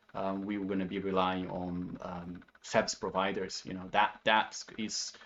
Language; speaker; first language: English; non-native, fluent; Portuguese